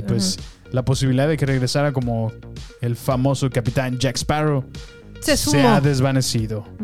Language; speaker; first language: Spanish; native; Spanish